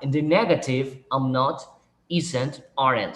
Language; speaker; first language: English; non-native, fluent; Spanish